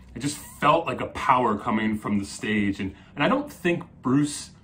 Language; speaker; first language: English; native; English